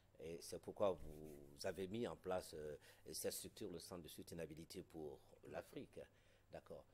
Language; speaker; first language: French; non-native, local second language; Bambara